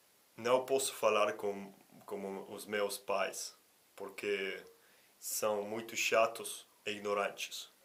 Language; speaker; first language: Portuguese; non-native, fluent; Russian